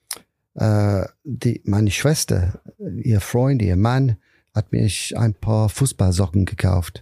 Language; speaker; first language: German; non-native, fluent; English